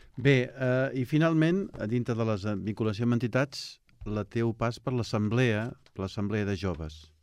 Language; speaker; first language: Catalan; native; Catalan